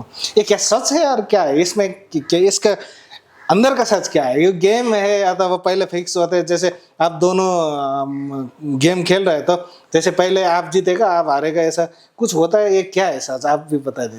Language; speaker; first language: Hindi; non-native, learner; Nepali